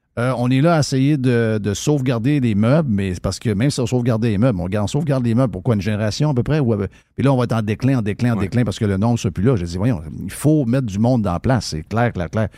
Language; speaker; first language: French; native; French